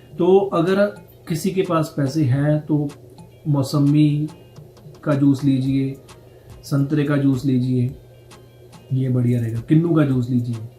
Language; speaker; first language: Hindi; non-native, local second language; Punjabi